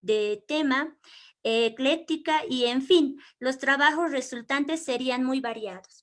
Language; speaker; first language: Spanish; native; Spanish